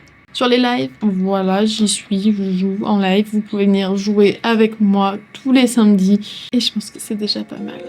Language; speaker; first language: French; native; French